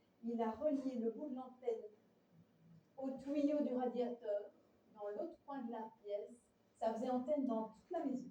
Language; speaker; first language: French; native; French